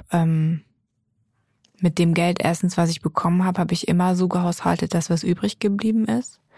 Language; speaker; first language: German; native; German